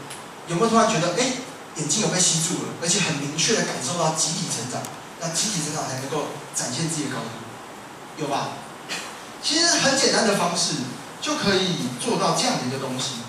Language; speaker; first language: Chinese; native; Chinese